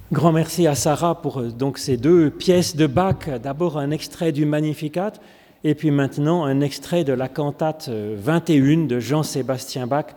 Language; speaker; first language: French; native; French